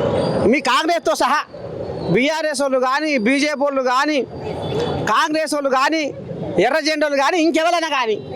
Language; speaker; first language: Telugu; native; Telugu